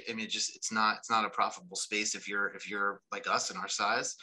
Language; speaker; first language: English; native; English